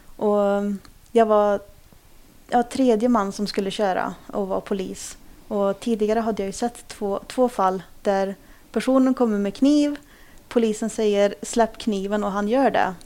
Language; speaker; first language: Swedish; early bilingual, other home language; Kurdish